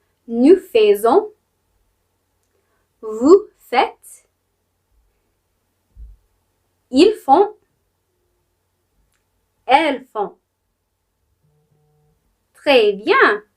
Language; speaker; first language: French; non-native, fluent; English